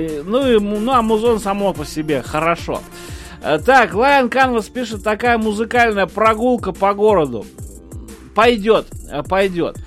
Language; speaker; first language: Russian; native; Russian